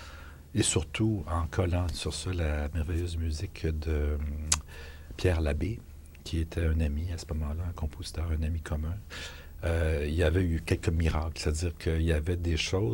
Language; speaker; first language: French; native; French